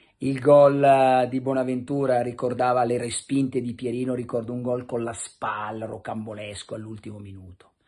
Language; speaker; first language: Italian; native; Italian